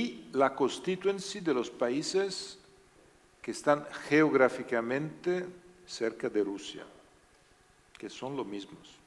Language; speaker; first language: Spanish; non-native, learner; Italian